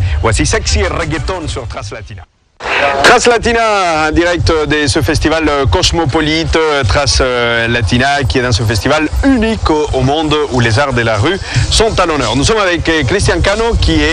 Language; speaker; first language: French; native; French